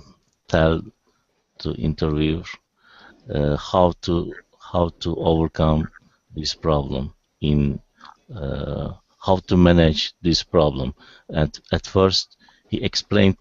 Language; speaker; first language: English; non-native, learner; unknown